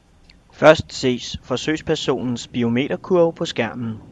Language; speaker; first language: Danish; native; Danish